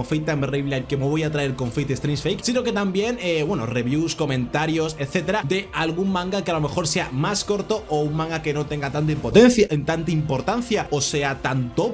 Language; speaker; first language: Spanish; native; Spanish